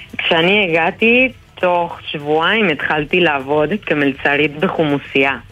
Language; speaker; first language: Hebrew; non-native, fluent; Spanish